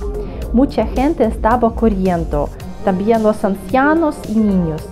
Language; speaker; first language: Spanish; non-native, fluent; Russian